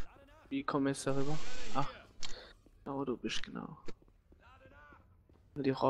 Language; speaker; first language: German; native; German